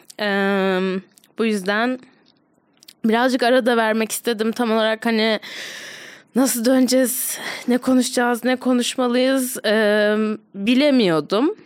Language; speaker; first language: Turkish; native; Turkish